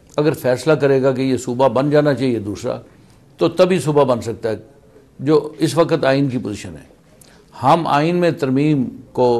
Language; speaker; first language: Urdu; native; Urdu